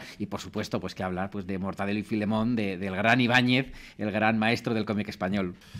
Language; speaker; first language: Spanish; native; Spanish